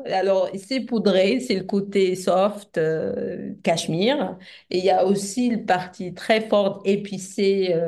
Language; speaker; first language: French; non-native, fluent; Arabic